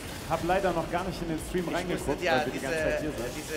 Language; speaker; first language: German; native; German